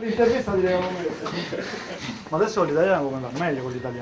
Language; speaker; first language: Italian; native; Italian